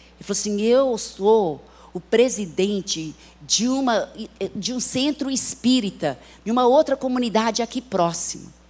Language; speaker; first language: Portuguese; early bilingual, other home language; English